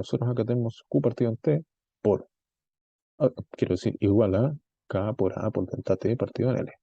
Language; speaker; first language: Spanish; native; Spanish